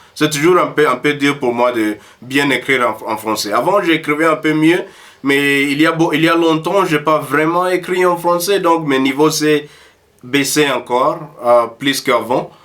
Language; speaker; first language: French; early bilingual, heritage; French